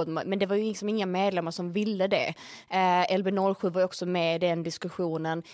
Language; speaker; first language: Swedish; native; Swedish